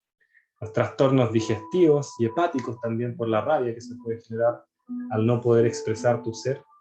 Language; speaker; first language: Spanish; native; Spanish